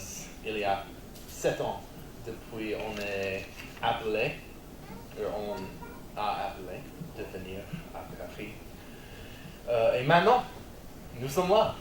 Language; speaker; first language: French; non-native, learner; English